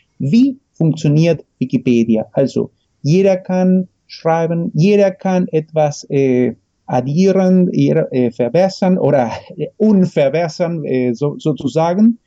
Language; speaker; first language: German; non-native, fluent; Spanish